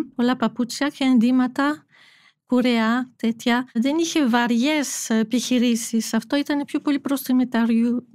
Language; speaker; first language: Greek; non-native, fluent; French